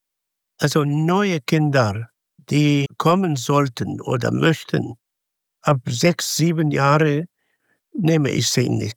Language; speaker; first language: German; non-native, fluent; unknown